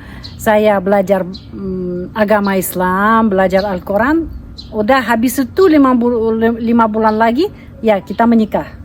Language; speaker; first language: Indonesian; non-native, fluent; Russian